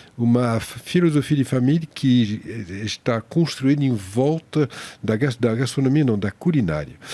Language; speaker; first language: Portuguese; non-native, fluent; French